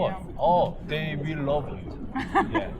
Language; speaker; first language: English; non-native, learner; Japanese